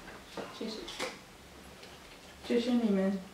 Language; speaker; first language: Chinese; non-native, learner; English